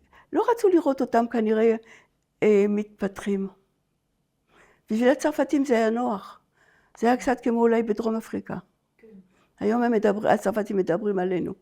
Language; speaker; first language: Hebrew; non-native, fluent; French